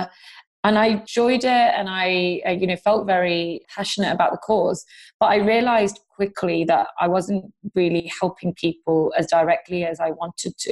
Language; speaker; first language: English; non-native, local second language; Gujarati